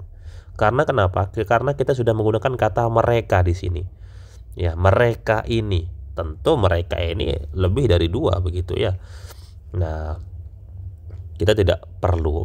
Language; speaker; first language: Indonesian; native; Indonesian